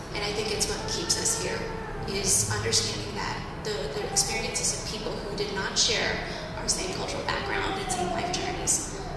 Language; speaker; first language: English; native; English